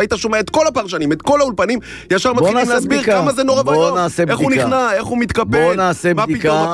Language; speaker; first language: Hebrew; native; Hebrew